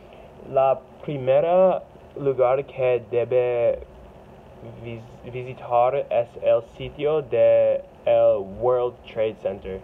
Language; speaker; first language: Spanish; non-native, learner; English